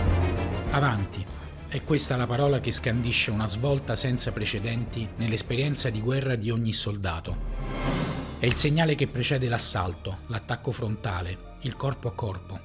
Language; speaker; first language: Italian; native; Italian